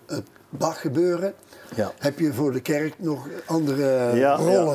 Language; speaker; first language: Dutch; native; Dutch